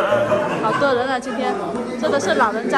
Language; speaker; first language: Chinese; non-native, fluent; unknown